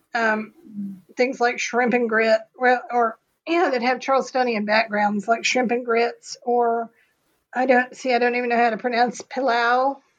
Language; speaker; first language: English; native; English